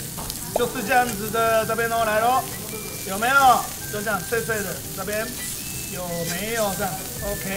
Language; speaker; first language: Chinese; non-native, fluent; Japanese